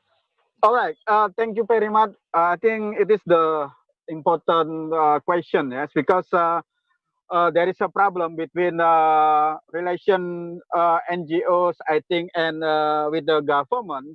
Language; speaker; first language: English; non-native, local second language; Indonesian